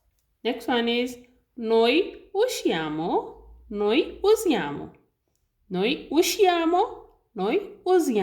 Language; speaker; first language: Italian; non-native, learner; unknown